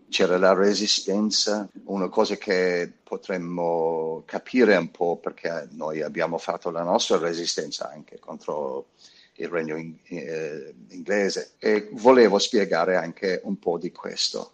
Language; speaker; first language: Italian; non-native, fluent; English